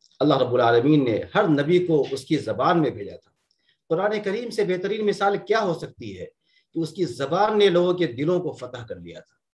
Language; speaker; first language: Urdu; native; Urdu